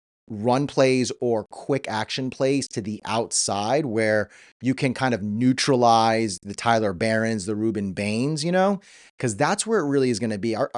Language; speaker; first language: English; native; English